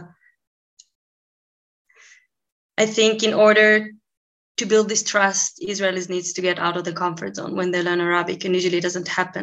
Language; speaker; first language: English; non-native, fluent; Hebrew